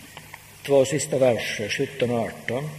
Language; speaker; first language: Swedish; non-native, local second language; Finnish